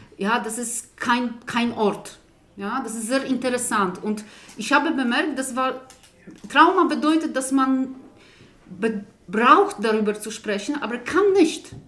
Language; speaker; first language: German; non-native, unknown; Polish